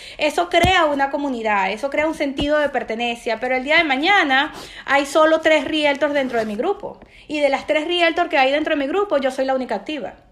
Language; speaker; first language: Spanish; native; Spanish